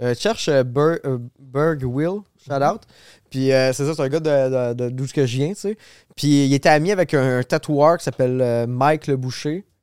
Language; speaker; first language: French; native; French